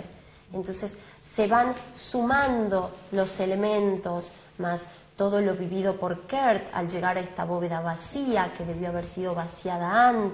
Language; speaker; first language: Spanish; native; Spanish